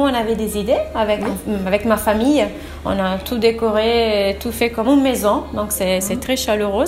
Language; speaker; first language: French; non-native, fluent; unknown